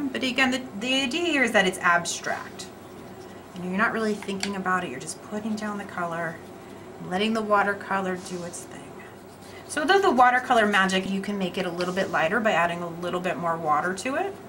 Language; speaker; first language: English; native; English